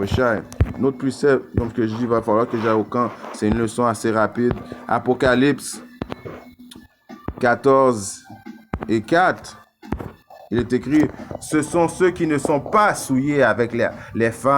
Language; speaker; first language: French; native; French